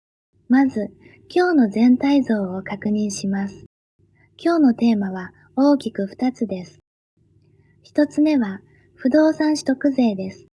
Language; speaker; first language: Japanese; native; Japanese